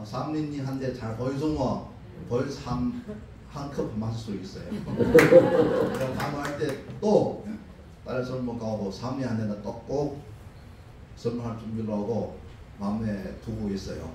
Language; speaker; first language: Korean; non-native, learner; Chinese